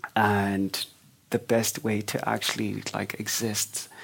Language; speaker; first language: English; non-native, local second language; Xhosa